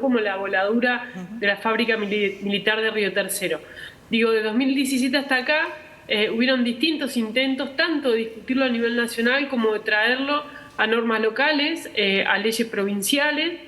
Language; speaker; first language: Spanish; native; Spanish